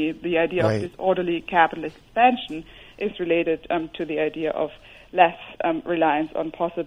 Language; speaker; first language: English; non-native, fluent; German